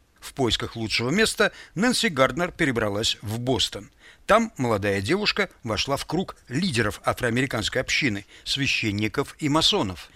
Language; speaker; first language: Russian; native; Russian